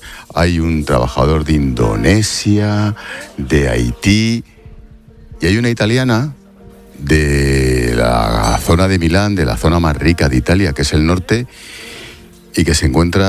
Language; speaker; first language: Spanish; native; Spanish